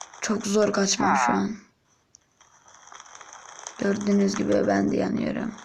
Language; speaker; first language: Turkish; native; Turkish